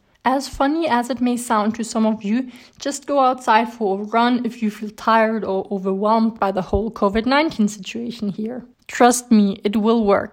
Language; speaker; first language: English; non-native, fluent; German